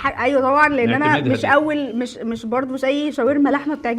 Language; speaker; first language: Arabic; native; Arabic